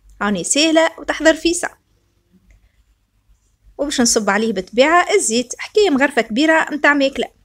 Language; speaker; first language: Arabic; native; Arabic